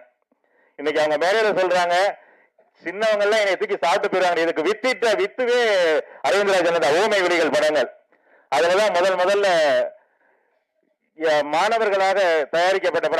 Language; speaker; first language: Tamil; native; Tamil